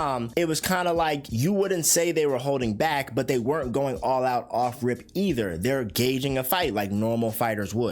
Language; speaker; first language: English; native; English